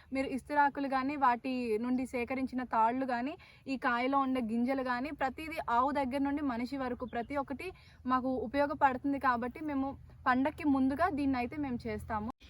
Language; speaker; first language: Telugu; non-native, local second language; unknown